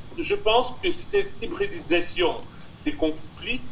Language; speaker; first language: French; non-native, fluent; Russian